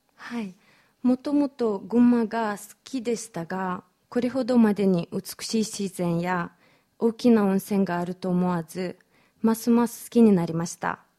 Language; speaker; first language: Japanese; non-native, fluent; Romanian